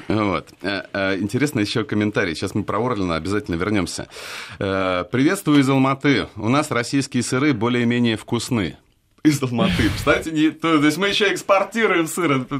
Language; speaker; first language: Russian; native; Russian